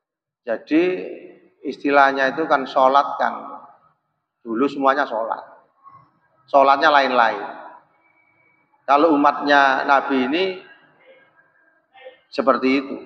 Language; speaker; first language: Indonesian; non-native, local second language; Javanese